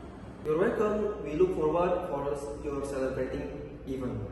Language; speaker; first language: English; non-native, learner; Indonesian